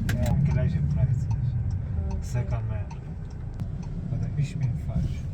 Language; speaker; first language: German; non-native, learner; Urdu